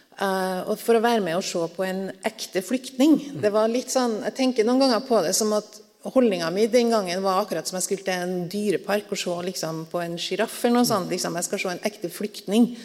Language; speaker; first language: Norwegian; native; Norwegian